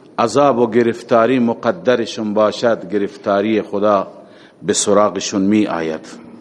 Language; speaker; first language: Persian; native; Persian